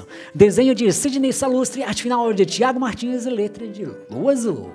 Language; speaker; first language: Portuguese; native; Portuguese